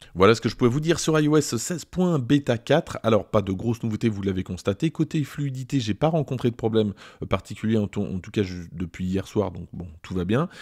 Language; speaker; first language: French; native; French